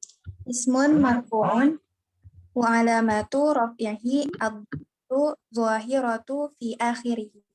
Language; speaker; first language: Arabic; non-native, learner; Indonesian